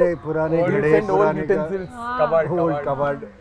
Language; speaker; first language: Telugu; native; Telugu